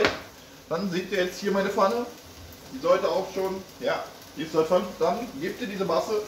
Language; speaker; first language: German; native; German